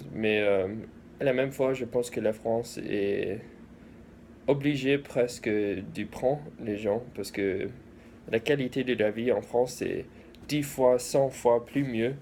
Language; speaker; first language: French; early bilingual, heritage; English